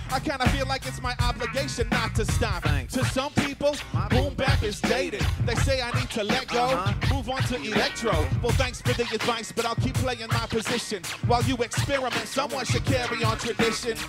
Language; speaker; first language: English; native; English